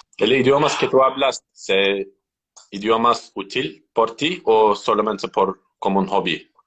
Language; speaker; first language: Spanish; non-native, learner; Turkish